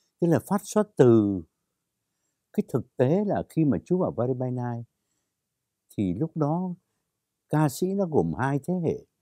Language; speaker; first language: Vietnamese; native; Vietnamese